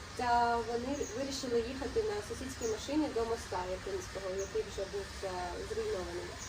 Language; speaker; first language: Ukrainian; non-native, local second language; Russian